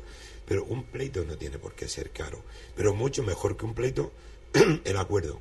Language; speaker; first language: Spanish; native; Spanish